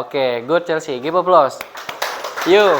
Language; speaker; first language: English; non-native, fluent; Indonesian